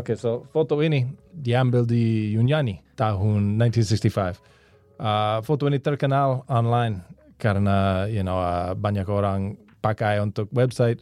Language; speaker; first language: Indonesian; non-native, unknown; English